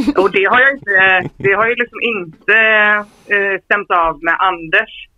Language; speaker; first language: Swedish; native; Swedish